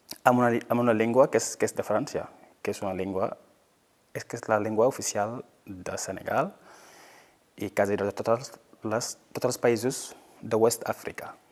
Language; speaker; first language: Catalan; non-native, fluent; Fula